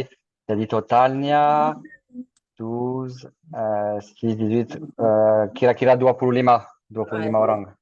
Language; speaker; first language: Indonesian; non-native, fluent; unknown